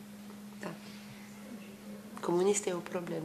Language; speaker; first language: Romanian; non-native, learner; French